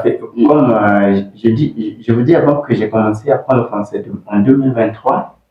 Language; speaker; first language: French; non-native, learner; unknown